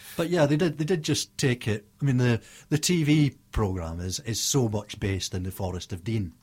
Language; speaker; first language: English; native; English